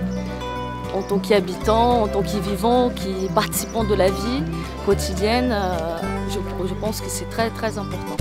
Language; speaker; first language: French; non-native, fluent; Portuguese